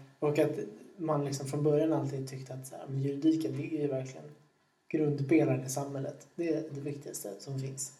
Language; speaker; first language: Swedish; native; Swedish